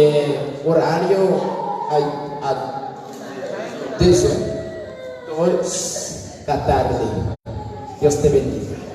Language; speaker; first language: Spanish; non-native, learner; Haitian Creole